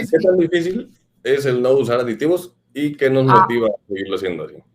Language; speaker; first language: Spanish; native; Spanish